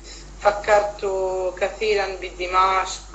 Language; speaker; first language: Arabic; non-native, learner; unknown